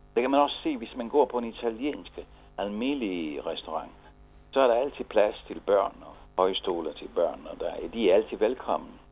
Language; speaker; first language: Danish; non-native, fluent; Italian